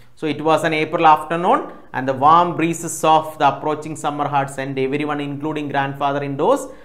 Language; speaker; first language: English; non-native, local second language; Malayalam